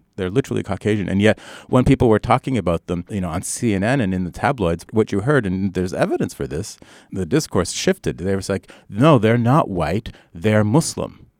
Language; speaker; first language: English; early bilingual, other home language; Arabic